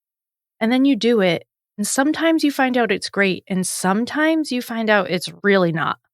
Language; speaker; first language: English; native; English